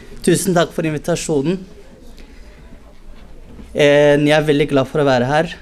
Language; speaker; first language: Norwegian; early bilingual, other home language; Somali